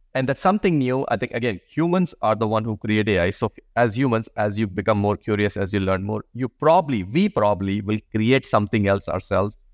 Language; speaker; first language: English; non-native, local second language; Hindi